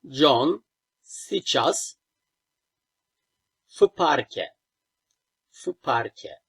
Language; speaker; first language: Russian; non-native, fluent; Turkish